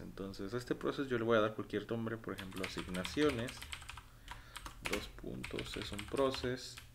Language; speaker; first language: Spanish; native; Spanish